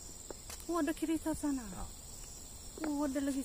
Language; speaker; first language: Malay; non-native, learner; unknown